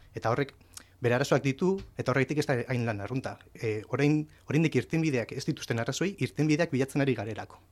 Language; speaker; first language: Basque; native; Basque